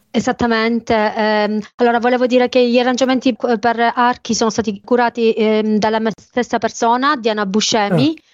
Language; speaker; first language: Italian; native; Italian